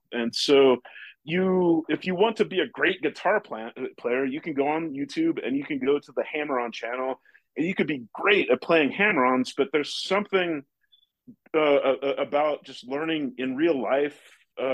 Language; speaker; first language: English; native; English